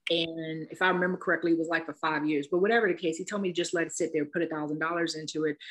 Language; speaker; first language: English; native; English